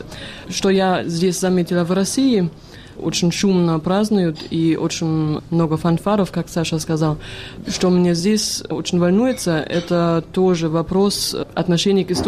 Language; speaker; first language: Russian; non-native, fluent; German